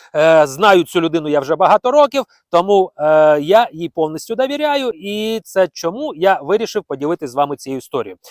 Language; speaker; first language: Ukrainian; non-native, local second language; Russian